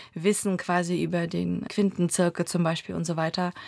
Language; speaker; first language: German; early bilingual, other home language; Russian